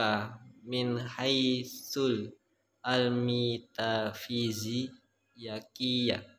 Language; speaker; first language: Arabic; non-native, learner; Indonesian